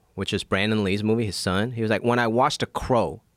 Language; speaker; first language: English; non-native, local second language; Cantonese